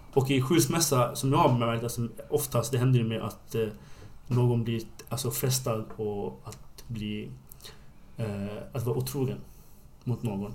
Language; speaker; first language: Swedish; non-native, fluent; Bangla